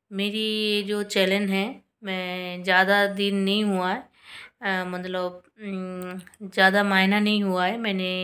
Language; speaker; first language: Hindi; non-native, local second language; Bangla